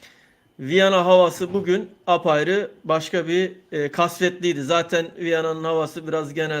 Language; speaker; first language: Turkish; native; Turkish